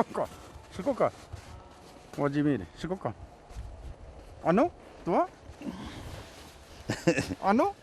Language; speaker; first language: Russian; non-native, learner; Korean